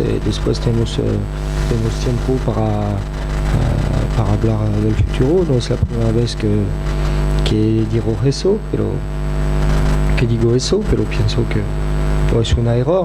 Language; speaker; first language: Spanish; non-native, fluent; French